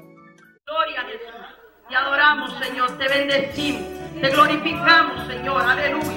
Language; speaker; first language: Spanish; native; Spanish